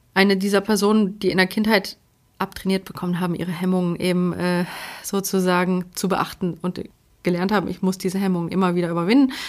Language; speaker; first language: German; early bilingual, other home language; Polish